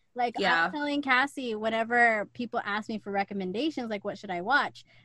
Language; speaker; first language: English; native; English